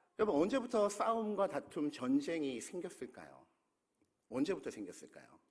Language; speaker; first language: Korean; native; Korean